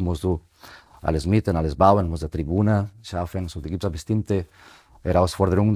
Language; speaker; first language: German; non-native, fluent; Spanish